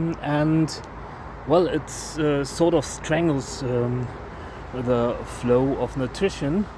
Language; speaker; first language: English; non-native, fluent; German